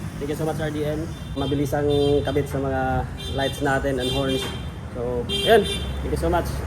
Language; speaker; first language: Filipino; non-native, local second language; Cebuano